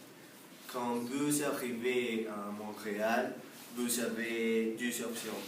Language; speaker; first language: French; non-native, learner; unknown